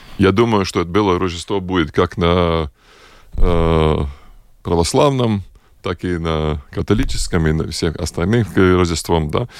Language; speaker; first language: Russian; non-native, local second language; Latvian